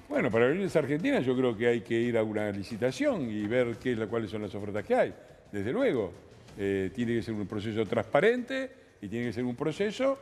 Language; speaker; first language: Spanish; native; Spanish